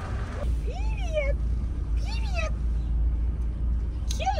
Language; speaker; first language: English; non-native, learner; Russian